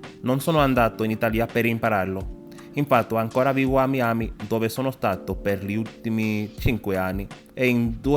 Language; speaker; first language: Italian; non-native, learner; Spanish